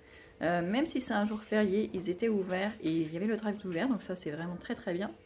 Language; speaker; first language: French; native; French